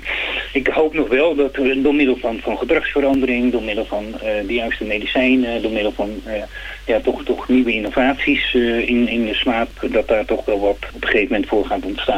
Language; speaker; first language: Dutch; native; Dutch